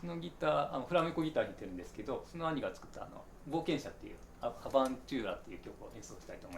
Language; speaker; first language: Japanese; native; Japanese